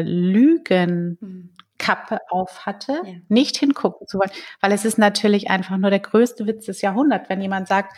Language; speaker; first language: German; native; German